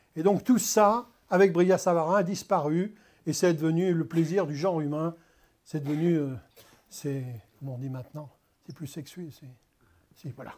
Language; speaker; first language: French; native; French